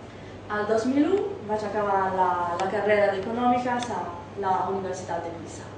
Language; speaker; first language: Catalan; non-native, learner; Italian